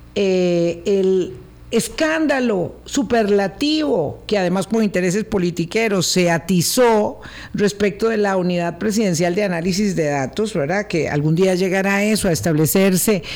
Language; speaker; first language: Spanish; native; Spanish